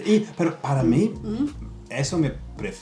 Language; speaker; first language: Spanish; non-native, learner; English